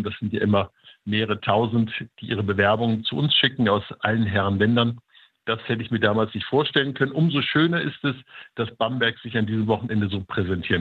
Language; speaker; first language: German; native; German